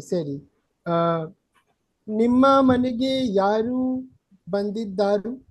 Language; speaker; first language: Kannada; non-native, learner; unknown